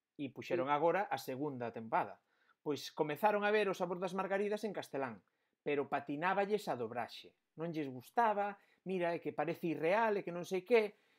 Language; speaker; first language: Galician; non-native, local second language; Spanish